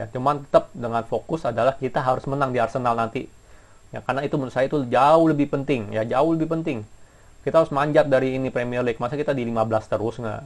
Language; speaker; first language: Indonesian; native; Indonesian